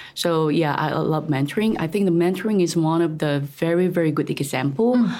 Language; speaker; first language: English; non-native, fluent; Korean